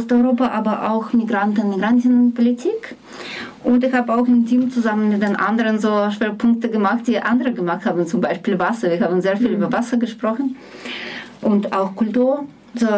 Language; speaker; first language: German; non-native, fluent; Russian